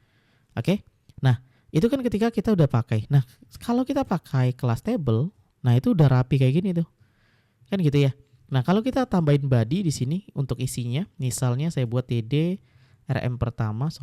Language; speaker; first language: Indonesian; native; Indonesian